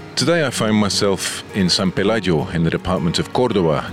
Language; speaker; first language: English; native; English